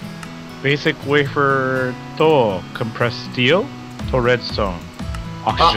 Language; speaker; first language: Japanese; non-native, fluent; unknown